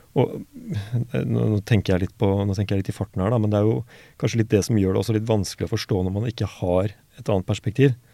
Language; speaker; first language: Norwegian; native; Norwegian